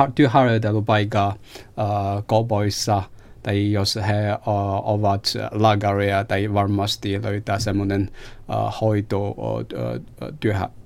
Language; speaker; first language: Finnish; non-native, learner; Chinese